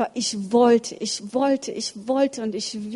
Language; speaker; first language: German; early bilingual, other home language; Russian